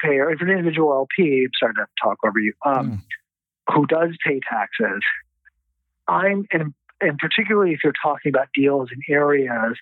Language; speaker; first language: English; native; English